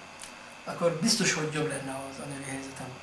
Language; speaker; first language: Hungarian; non-native, fluent; Arabic